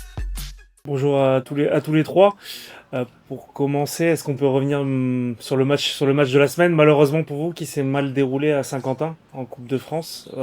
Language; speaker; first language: French; native; French